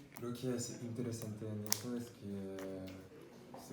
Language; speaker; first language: Spanish; non-native, learner; French